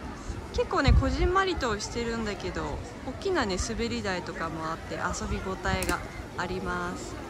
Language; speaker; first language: Japanese; native; Japanese